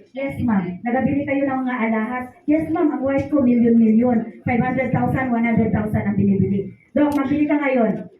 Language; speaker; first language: Filipino; non-native, local second language; Hiligaynon